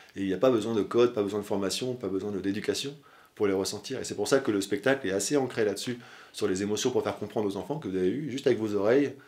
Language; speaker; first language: French; native; French